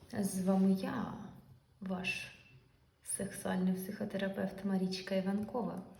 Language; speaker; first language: Ukrainian; non-native, local second language; Russian